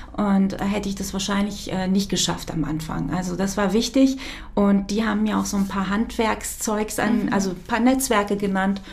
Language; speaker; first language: German; early bilingual, other home language; Kurdish